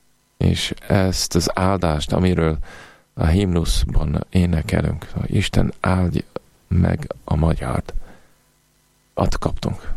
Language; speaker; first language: Hungarian; non-native, fluent; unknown